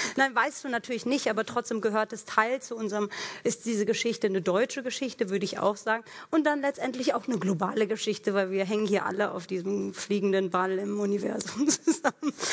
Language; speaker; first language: German; early bilingual, other home language; Persian